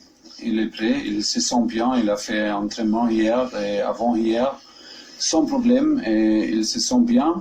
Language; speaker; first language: French; non-native, learner; German